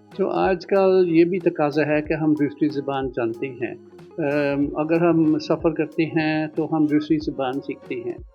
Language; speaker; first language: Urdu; non-native, fluent; Dutch